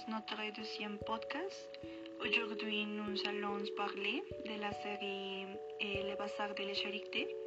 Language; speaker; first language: French; non-native, learner; Spanish